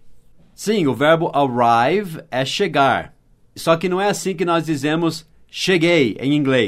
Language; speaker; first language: Portuguese; non-native, fluent; English